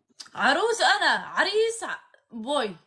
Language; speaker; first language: Arabic; non-native, learner; Kurdish